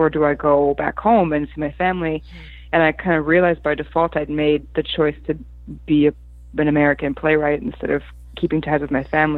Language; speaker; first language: English; early bilingual, other home language; Polish